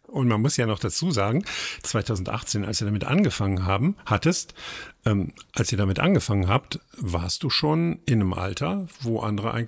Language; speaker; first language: German; native; German